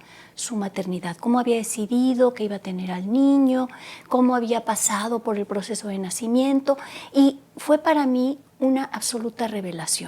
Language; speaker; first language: Spanish; native; Spanish